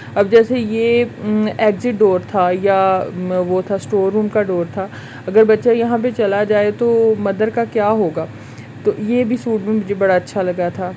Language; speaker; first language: Urdu; native; Urdu